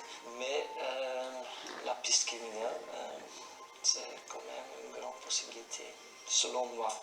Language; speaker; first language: French; non-native, local second language; Dutch